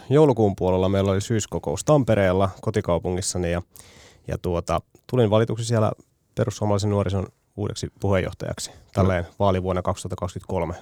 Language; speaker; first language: Finnish; native; Finnish